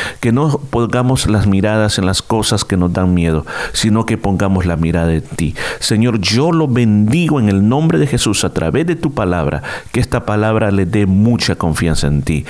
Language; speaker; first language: Spanish; native; Spanish